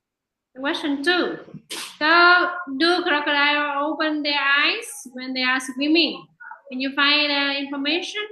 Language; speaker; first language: English; non-native, fluent; Vietnamese